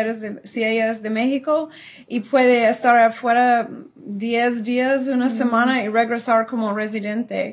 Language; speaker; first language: Spanish; non-native, fluent; English